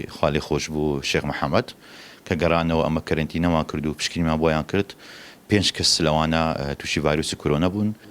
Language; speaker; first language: Central Kurdish; non-native, local second language; Kurdish